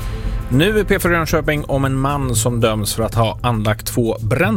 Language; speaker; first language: Swedish; native; Swedish